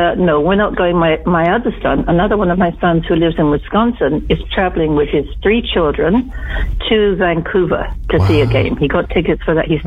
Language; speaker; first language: English; native; English